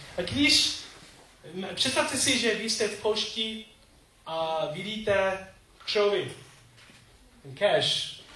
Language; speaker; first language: Czech; non-native, learner; English